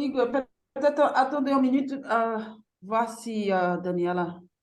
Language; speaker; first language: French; non-native, fluent; Portuguese